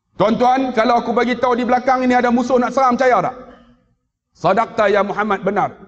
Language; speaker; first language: Malay; native; Malay